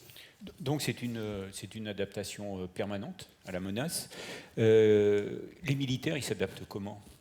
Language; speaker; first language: French; native; French